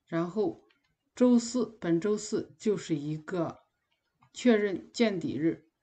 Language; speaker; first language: Chinese; native; Chinese